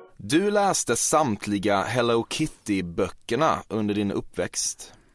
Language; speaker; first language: Swedish; native; Swedish